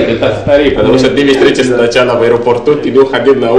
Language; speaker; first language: Russian; non-native, learner; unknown